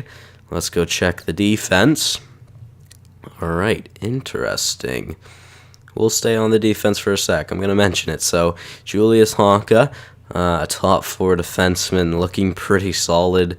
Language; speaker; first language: English; native; English